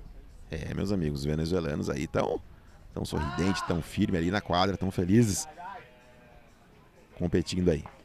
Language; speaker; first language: Portuguese; native; Portuguese